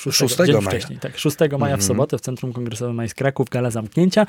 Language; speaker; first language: Polish; native; Polish